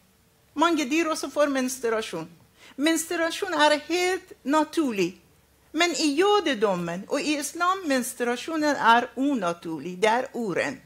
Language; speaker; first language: Norwegian; non-native, fluent; Arabic